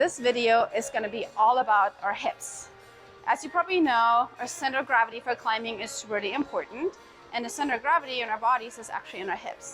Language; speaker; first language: English; native; English